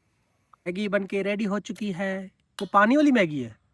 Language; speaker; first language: Hindi; non-native, local second language; Punjabi